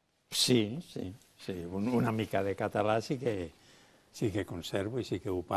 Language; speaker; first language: Catalan; non-native, local second language; Spanish